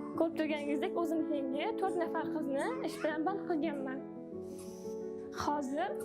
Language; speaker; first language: Uzbek; native; Uzbek